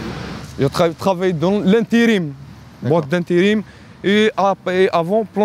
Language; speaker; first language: French; non-native, learner; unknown